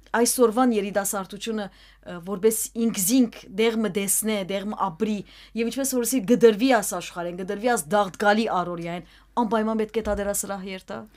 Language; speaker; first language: Armenian; early bilingual, heritage; Armenian